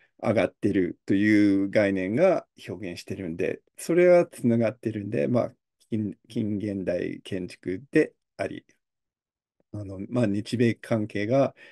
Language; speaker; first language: Japanese; early bilingual, heritage; Japanese